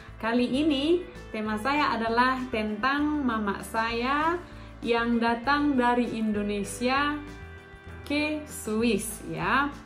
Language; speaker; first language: Indonesian; non-native, local second language; Batak Toba